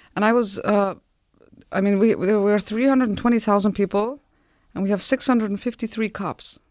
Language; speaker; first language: English; non-native, fluent; Icelandic